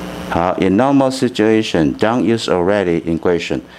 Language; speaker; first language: English; non-native, fluent; Chinese